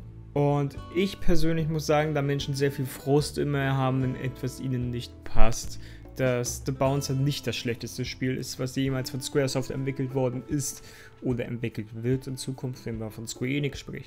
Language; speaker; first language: German; native; German